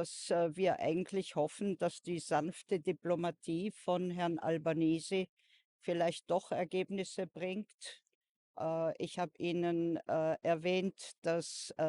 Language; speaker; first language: German; non-native, fluent; French